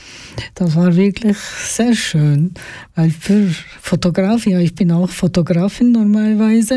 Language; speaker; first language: German; non-native, fluent; Georgian